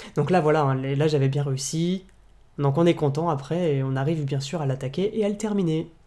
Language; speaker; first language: French; native; French